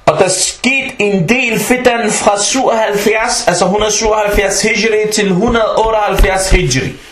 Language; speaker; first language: Danish; early bilingual, other home language; Arabic